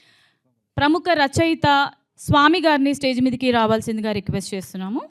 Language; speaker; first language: Telugu; native; Telugu